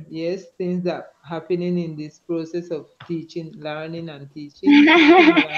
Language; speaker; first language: English; non-native, learner; Spanish